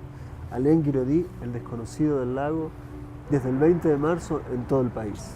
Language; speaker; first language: Spanish; native; Spanish